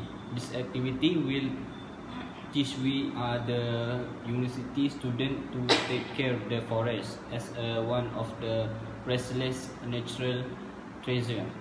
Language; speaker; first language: English; non-native, learner; Malay